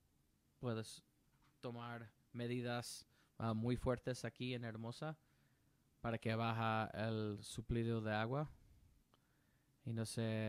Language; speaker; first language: Spanish; non-native, learner; English